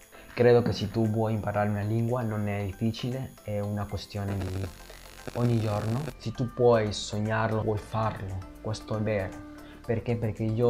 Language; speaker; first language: Italian; non-native, learner; Spanish